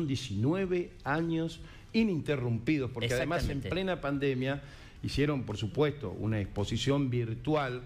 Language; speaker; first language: Spanish; native; Spanish